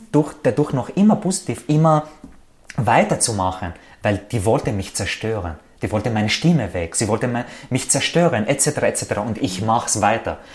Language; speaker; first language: German; non-native, fluent; Arabic